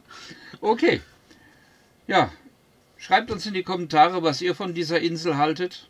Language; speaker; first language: German; native; German